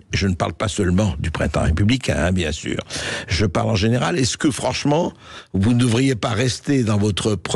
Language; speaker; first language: French; native; French